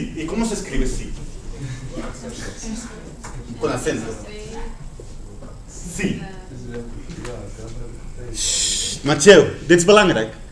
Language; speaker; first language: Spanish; non-native, fluent; Dutch